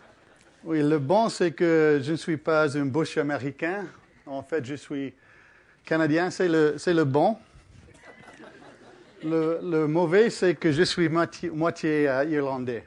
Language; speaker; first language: French; early bilingual, heritage; English